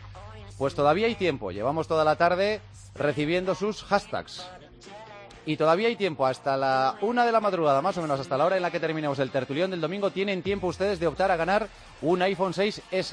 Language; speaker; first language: Spanish; native; Spanish